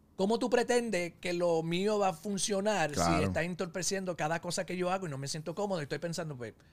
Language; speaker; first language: Spanish; early bilingual, heritage; Spanish